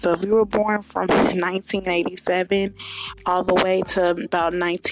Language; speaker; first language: English; native; English